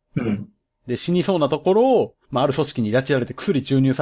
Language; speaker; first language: Japanese; native; Japanese